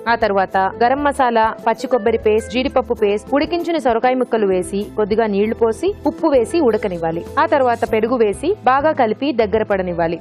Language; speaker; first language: Telugu; native; Telugu